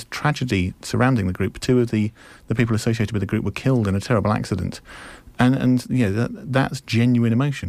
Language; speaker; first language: English; native; English